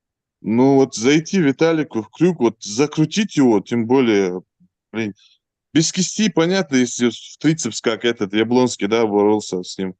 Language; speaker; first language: Russian; native; Russian